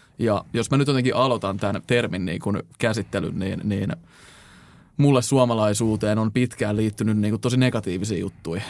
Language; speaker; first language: Finnish; native; Finnish